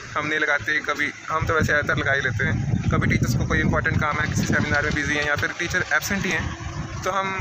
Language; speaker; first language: Hindi; non-native, local second language; Punjabi